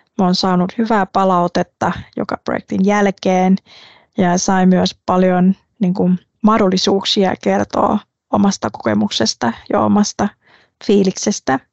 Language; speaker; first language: Finnish; non-native, fluent; Vietnamese